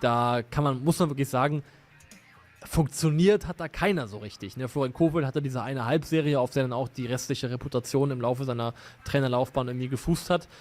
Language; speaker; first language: German; native; German